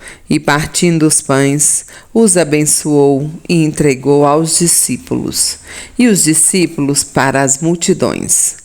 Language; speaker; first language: Portuguese; native; Portuguese